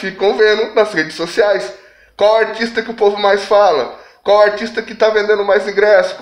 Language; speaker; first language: Portuguese; native; Portuguese